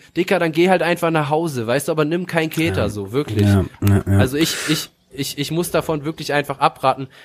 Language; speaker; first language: German; native; German